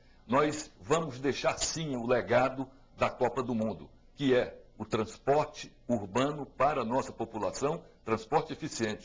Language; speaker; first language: Portuguese; native; Portuguese